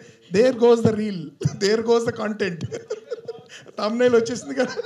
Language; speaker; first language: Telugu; native; Telugu